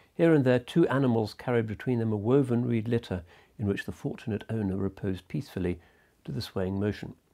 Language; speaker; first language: English; native; English